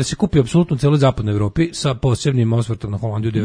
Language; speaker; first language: Serbian; native; Serbian